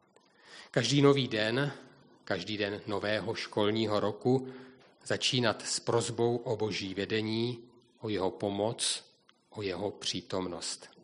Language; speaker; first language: Czech; native; Czech